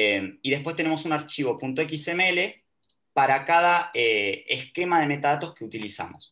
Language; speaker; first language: Spanish; native; Spanish